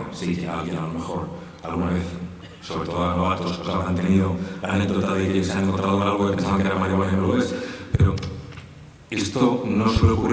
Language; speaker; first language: Spanish; native; Spanish